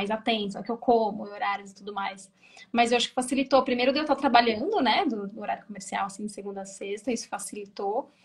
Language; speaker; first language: Portuguese; native; Portuguese